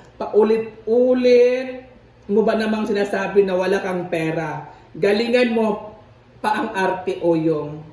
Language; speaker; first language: Filipino; native; Filipino